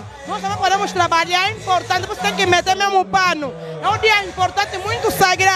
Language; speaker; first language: Portuguese; non-native, fluent; Lingala